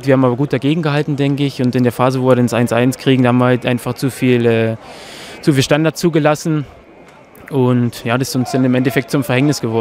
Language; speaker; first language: German; native; German